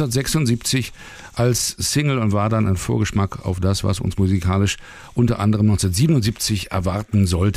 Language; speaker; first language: German; native; German